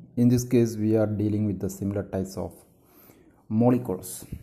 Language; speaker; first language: English; non-native, local second language; Malayalam